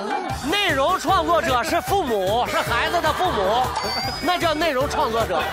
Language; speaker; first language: Chinese; native; Chinese